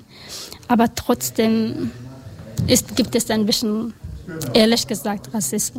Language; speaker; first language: German; non-native, learner; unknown